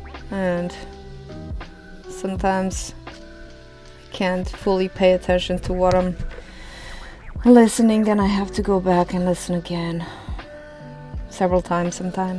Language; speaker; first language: English; non-native, fluent; Romanian